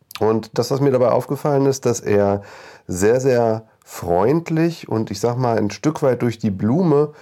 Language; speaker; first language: German; native; German